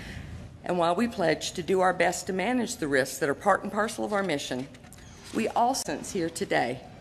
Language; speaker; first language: English; native; English